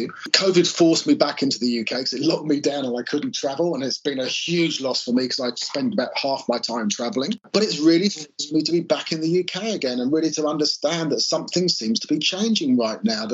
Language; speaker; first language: English; native; English